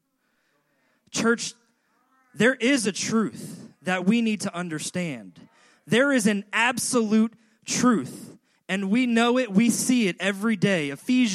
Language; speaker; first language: English; native; English